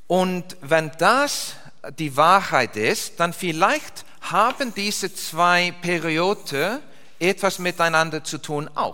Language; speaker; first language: German; non-native, learner; Icelandic